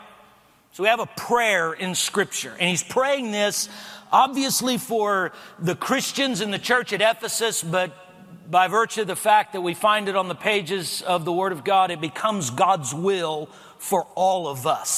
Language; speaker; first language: English; native; English